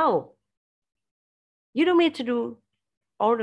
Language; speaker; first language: English; non-native, learner; Vietnamese